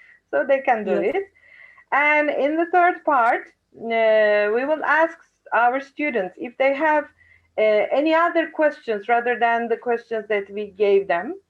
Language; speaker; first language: English; non-native, fluent; Turkish